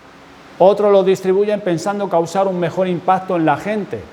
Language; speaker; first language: Spanish; native; Spanish